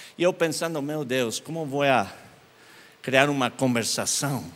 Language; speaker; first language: Portuguese; non-native, learner; English